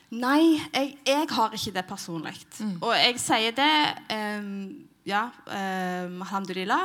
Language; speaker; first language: Norwegian; early bilingual, other home language; Somali